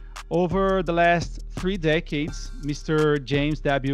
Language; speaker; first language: English; non-native, fluent; Portuguese